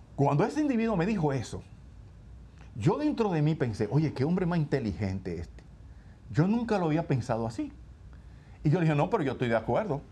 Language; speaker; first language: Spanish; native; Spanish